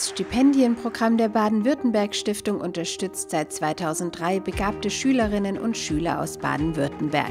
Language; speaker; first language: German; native; German